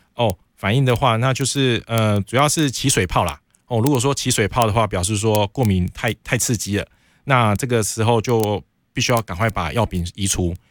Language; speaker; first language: Chinese; native; Chinese